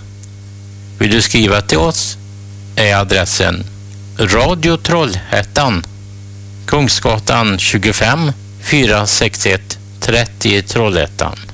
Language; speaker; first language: Swedish; native; Swedish